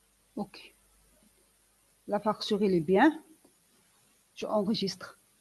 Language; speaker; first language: French; non-native, local second language; Arabic